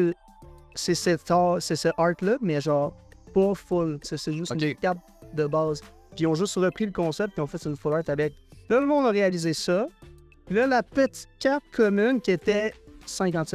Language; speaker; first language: French; native; French